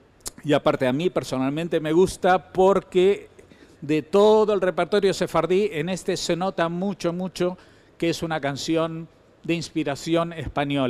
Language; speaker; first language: Spanish; native; Spanish